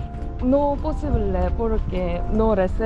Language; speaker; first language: Spanish; non-native, learner; Korean